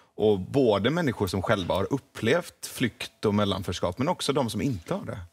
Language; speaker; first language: Swedish; early bilingual, other home language; Persian